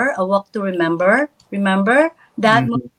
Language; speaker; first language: English; non-native, local second language; Filipino